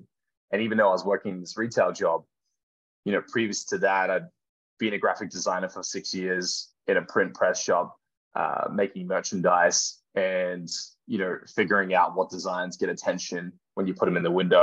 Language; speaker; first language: English; native; English